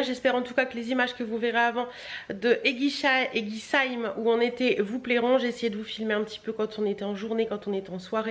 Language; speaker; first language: French; native; French